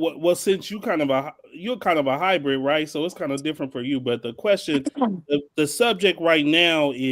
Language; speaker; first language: English; native; English